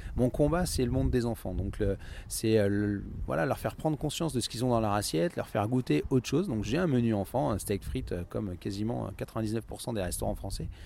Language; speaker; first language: French; native; French